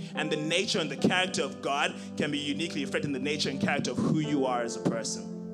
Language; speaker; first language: English; non-native, local second language; Shona